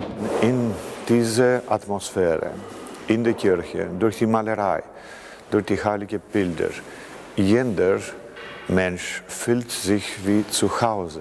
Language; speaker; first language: German; non-native, fluent; Greek